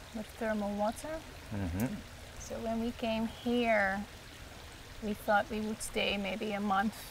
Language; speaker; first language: English; non-native, fluent; Dutch